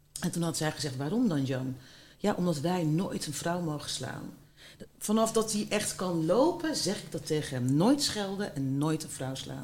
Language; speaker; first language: Dutch; early bilingual, other home language; Turkish